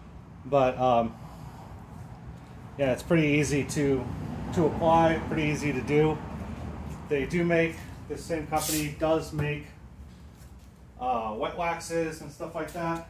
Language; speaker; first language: English; native; English